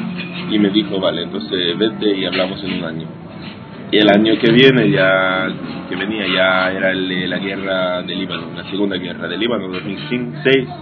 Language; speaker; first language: Spanish; non-native, fluent; Hebrew